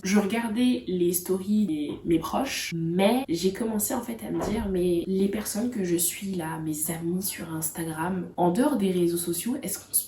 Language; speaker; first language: French; native; French